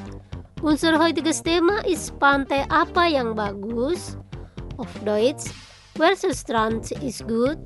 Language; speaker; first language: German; non-native, fluent; Indonesian